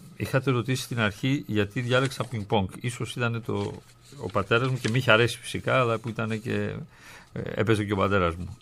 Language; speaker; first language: Greek; native; Greek